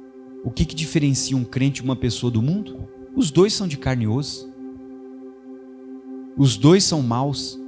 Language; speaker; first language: Portuguese; native; Portuguese